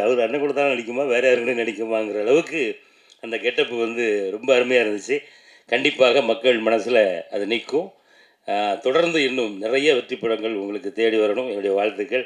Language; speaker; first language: Tamil; native; Tamil